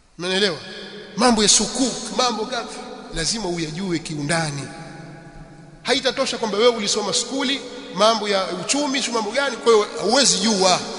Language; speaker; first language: Swahili; native; Swahili